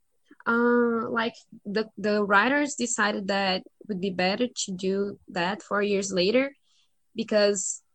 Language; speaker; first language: English; non-native, fluent; Portuguese